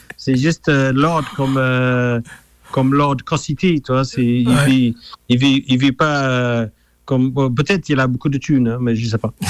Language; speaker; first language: French; non-native, fluent; English